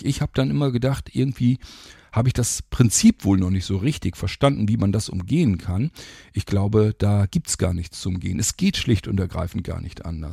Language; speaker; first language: German; native; German